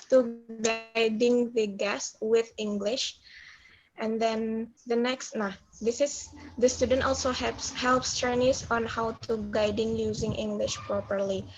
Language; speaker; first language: English; non-native, learner; Indonesian